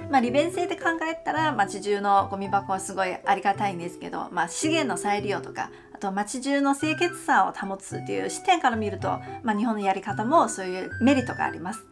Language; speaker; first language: Japanese; non-native, fluent; Chinese